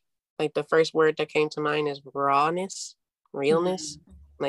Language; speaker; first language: English; native; English